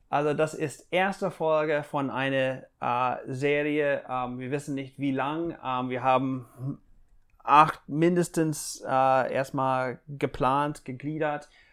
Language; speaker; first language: German; non-native, fluent; English